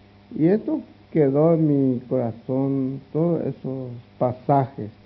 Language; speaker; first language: Spanish; non-native, local second language; Guarani